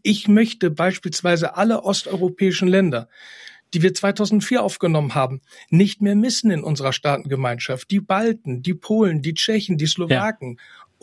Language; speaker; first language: German; native; German